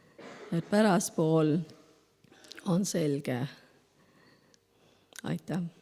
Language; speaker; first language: Estonian; non-native, learner; Spanish